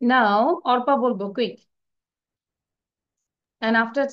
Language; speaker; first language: English; non-native, fluent; Bangla